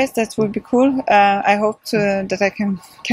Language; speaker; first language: English; non-native, fluent; Swedish